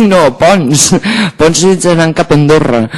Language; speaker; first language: Catalan; native; Catalan